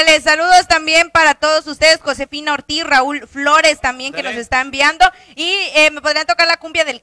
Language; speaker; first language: Spanish; native; Spanish